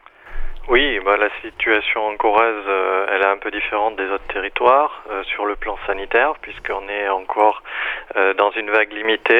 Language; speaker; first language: French; native; French